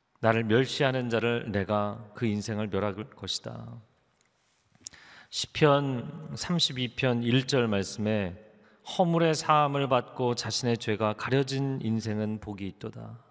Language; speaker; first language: Korean; native; Korean